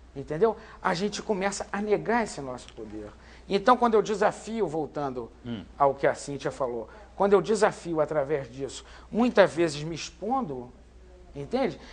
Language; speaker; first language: Portuguese; native; Portuguese